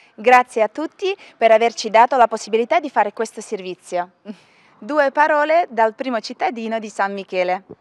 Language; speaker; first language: Italian; native; Italian